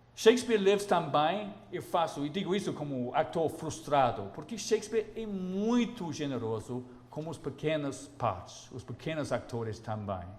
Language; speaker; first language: Portuguese; non-native, fluent; English